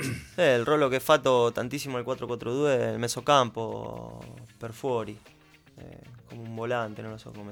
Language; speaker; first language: Italian; non-native, learner; Spanish